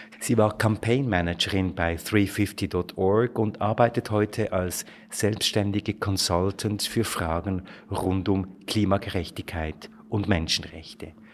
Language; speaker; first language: German; native; German